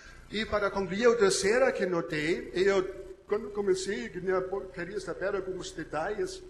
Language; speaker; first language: Portuguese; non-native, fluent; German